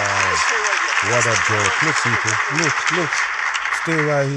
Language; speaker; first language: English; native; English